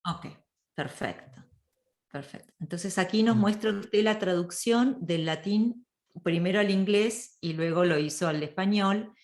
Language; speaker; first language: Spanish; native; Spanish